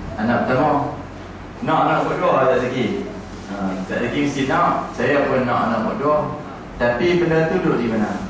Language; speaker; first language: Malay; native; Malay